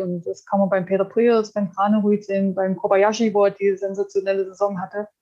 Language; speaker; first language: German; native; German